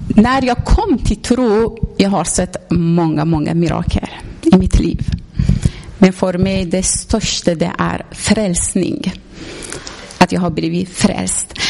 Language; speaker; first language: Swedish; non-native, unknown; Persian